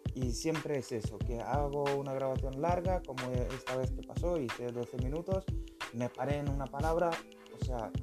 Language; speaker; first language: Spanish; non-native, fluent; Lithuanian